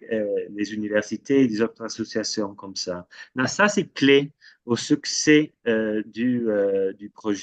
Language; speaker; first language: French; non-native, fluent; English